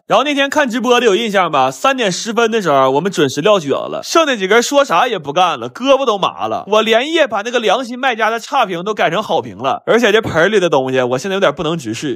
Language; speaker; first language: Chinese; native; Chinese